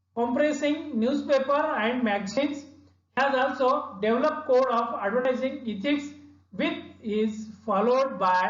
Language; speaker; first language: English; non-native, local second language; Marathi